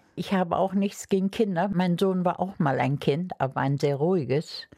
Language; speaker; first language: German; native; German